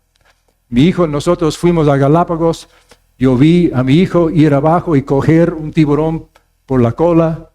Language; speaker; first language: Spanish; non-native, fluent; English